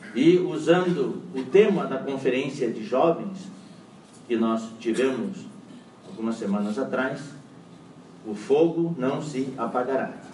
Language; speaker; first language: Portuguese; non-native, fluent; Chinese